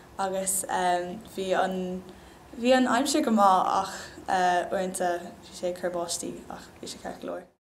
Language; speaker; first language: Irish; non-native, local second language; English